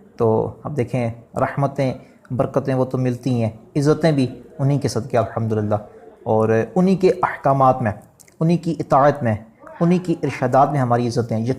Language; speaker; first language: Urdu; non-native, local second language; Punjabi